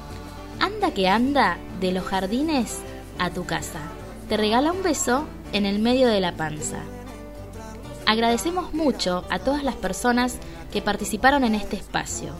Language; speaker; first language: Spanish; native; Spanish